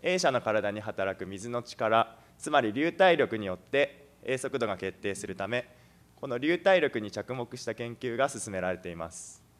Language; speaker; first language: Japanese; native; Japanese